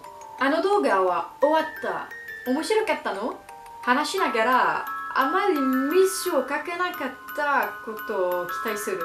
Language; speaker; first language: Japanese; non-native, learner; French